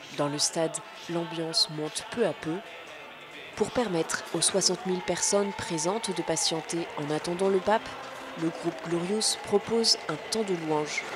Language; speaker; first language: French; native; French